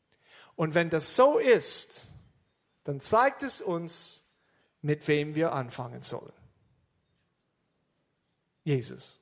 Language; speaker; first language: German; non-native, fluent; English